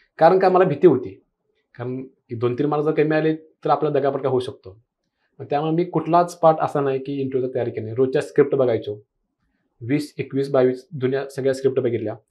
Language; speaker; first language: Marathi; non-native, local second language; Kannada